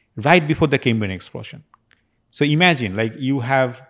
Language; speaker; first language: English; non-native, local second language; Bangla